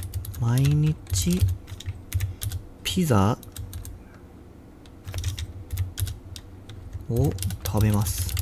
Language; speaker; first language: Japanese; non-native, learner; English